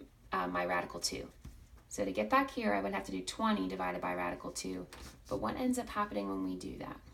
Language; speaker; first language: English; native; English